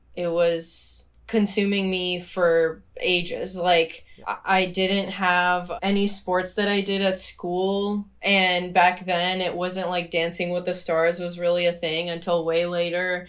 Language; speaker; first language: English; early bilingual, other home language; Ukrainian